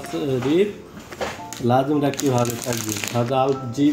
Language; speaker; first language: Arabic; non-native, learner; Hindi